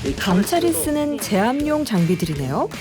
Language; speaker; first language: Korean; native; Korean